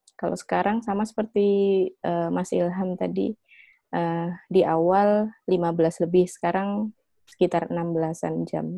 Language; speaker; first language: Indonesian; native; Indonesian